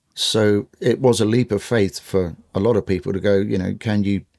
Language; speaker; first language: English; native; English